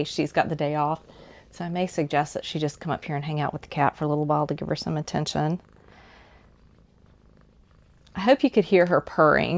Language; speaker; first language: English; native; English